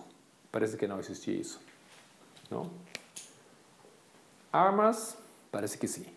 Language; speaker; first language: Portuguese; non-native, fluent; Spanish